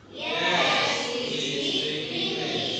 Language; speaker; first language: English; non-native, learner; Indonesian